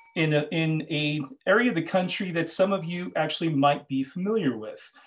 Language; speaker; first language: English; native; English